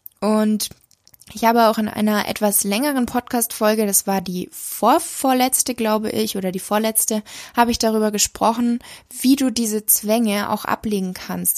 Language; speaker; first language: German; native; German